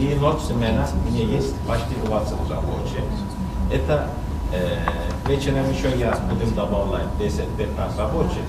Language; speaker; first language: Russian; non-native, learner; Turkish